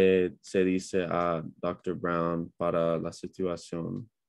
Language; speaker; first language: Spanish; non-native, learner; English